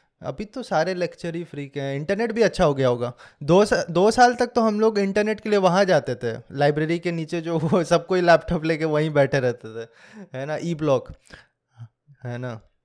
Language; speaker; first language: Hindi; native; Hindi